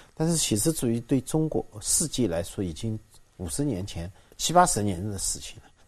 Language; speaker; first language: Chinese; native; Chinese